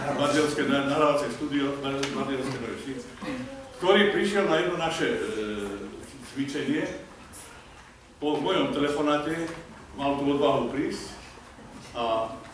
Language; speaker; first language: Slovak; native; Slovak